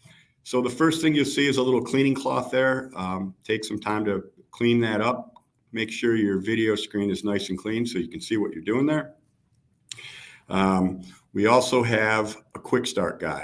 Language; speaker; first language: English; native; English